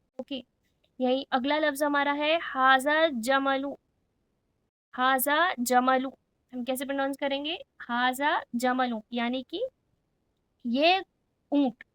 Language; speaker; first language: Hindi; native; Hindi